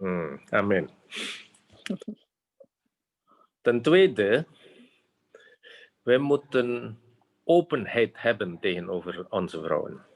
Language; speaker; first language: Dutch; non-native, fluent; Indonesian